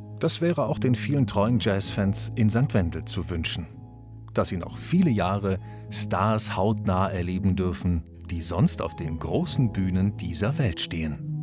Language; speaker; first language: German; native; German